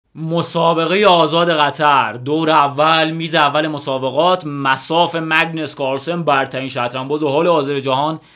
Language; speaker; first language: Persian; native; Persian